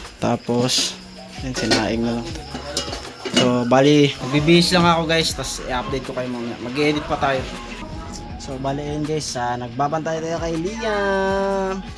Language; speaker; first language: Filipino; non-native, local second language; Cebuano